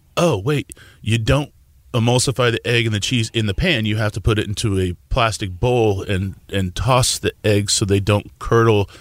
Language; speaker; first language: English; native; English